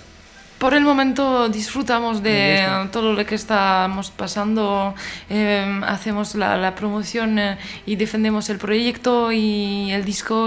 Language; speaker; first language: Spanish; non-native, fluent; French